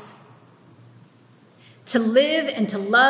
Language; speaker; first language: English; non-native, local second language; Filipino